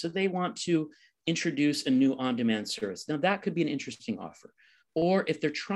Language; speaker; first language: English; native; English